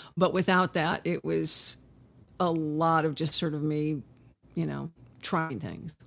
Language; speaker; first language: English; native; English